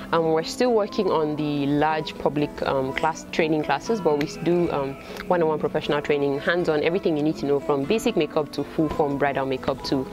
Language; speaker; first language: English; non-native, local second language; Hausa